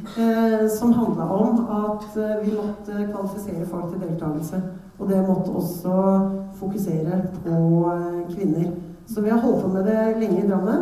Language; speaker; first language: Norwegian; native; Norwegian